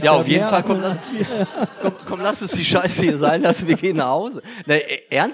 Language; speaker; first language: German; native; German